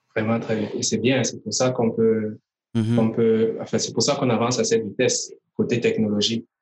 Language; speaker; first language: French; native; French